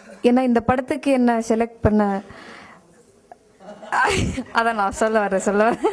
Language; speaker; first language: Tamil; non-native, fluent; Malayalam